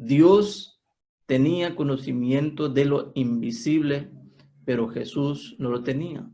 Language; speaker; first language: Spanish; non-native, fluent; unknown